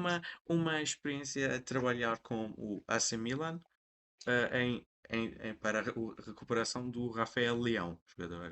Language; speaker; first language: Portuguese; non-native, fluent; Persian